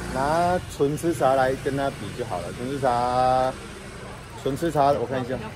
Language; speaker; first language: Chinese; native; Chinese